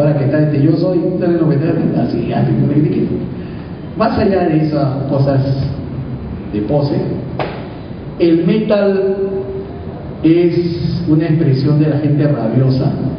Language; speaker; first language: Spanish; native; Spanish